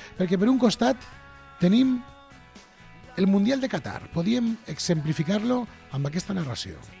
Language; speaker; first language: Catalan; native; Catalan